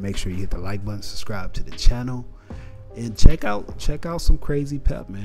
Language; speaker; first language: English; native; English